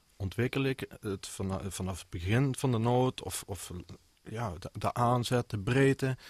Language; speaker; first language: Dutch; native; Dutch